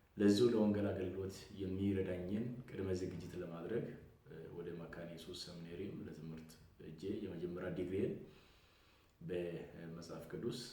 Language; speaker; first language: Amharic; non-native, local second language; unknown